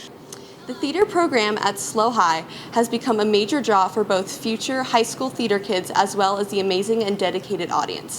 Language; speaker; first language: English; native; English